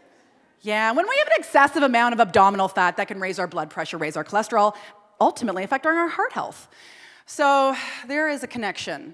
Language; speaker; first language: English; native; English